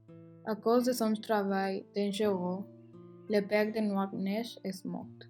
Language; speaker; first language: French; non-native, learner; Spanish